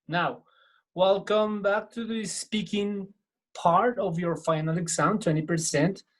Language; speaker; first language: English; non-native, fluent; Spanish